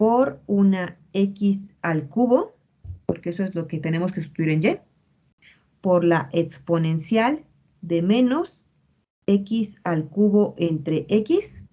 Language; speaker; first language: Spanish; native; Spanish